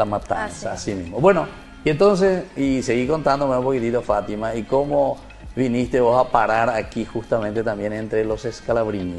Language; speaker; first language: Spanish; native; Spanish